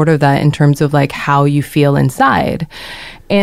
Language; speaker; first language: English; non-native, local second language; Korean